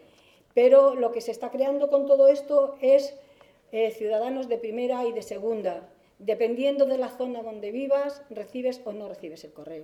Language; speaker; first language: Spanish; native; Spanish